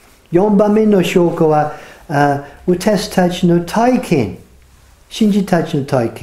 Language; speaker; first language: Japanese; non-native, fluent; English